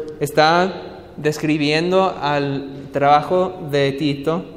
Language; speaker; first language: Spanish; non-native, learner; English